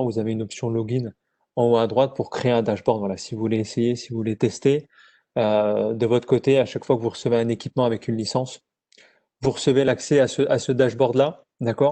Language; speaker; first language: French; native; French